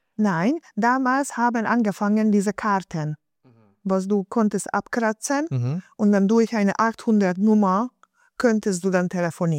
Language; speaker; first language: German; non-native, fluent; Hungarian